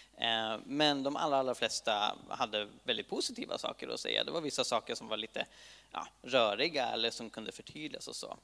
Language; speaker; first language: Swedish; native; Swedish